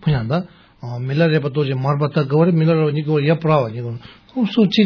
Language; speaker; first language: Russian; non-native, learner; Tibetan